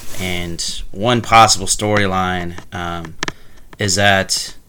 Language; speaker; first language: English; native; English